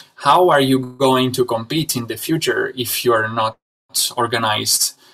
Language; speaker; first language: English; non-native, fluent; Italian